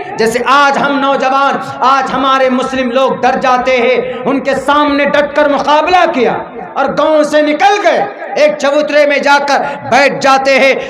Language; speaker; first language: Urdu; native; Urdu